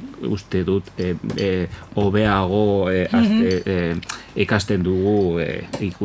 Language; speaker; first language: Basque; non-native, local second language; Spanish